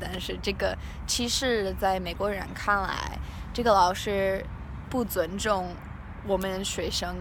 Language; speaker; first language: Chinese; non-native, learner; English